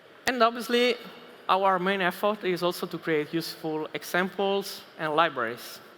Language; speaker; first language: English; non-native, fluent; Italian